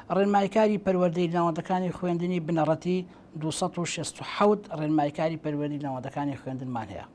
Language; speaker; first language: Central Kurdish; native; Central Kurdish